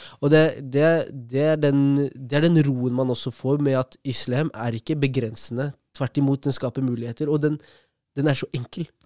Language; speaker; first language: Norwegian; early bilingual, other home language; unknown